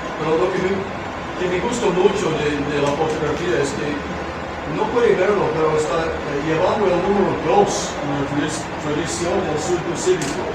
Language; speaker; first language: Spanish; non-native, fluent; English